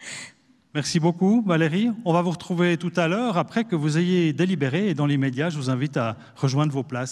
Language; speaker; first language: French; native; French